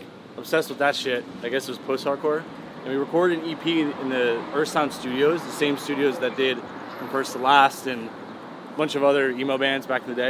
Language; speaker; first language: English; early bilingual, other home language; Persian